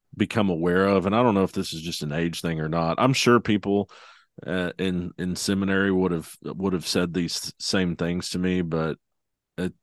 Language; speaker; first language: English; native; English